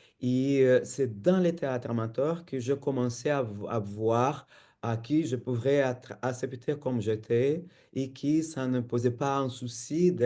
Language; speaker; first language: French; non-native, fluent; Portuguese